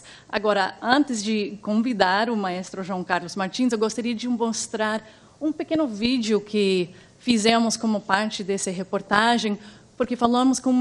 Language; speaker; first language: Portuguese; non-native, fluent; English